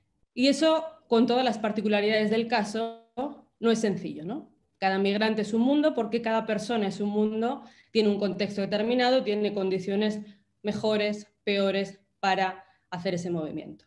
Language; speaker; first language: Spanish; native; Spanish